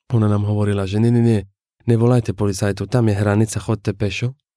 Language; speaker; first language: Slovak; non-native, learner; Persian